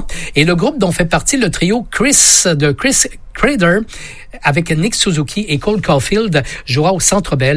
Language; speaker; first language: French; native; French